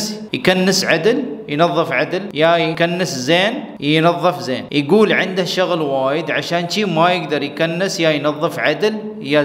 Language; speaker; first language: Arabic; non-native, fluent; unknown